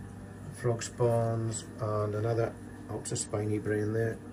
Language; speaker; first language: English; native; English